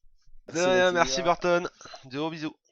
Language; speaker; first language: French; native; French